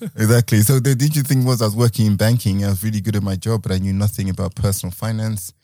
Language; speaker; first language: English; native; English